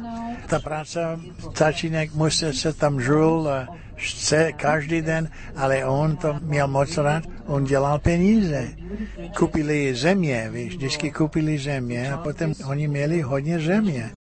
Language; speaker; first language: Czech; early bilingual, heritage; Czech